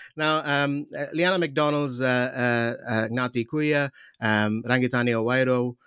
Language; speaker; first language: English; non-native, local second language; Urdu